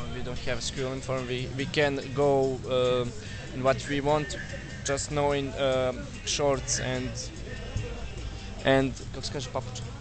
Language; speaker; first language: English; non-native, learner; Serbian